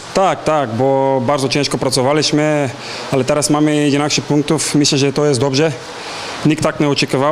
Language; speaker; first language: Polish; non-native, learner; Bulgarian